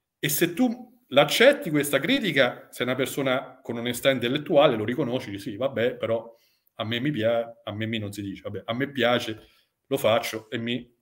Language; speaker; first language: Italian; native; Italian